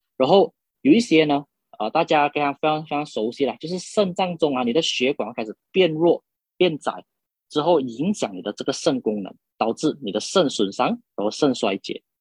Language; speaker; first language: Chinese; native; Chinese